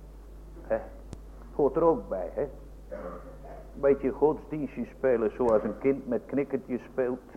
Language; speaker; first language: Dutch; native; Dutch